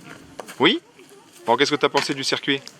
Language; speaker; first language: French; native; French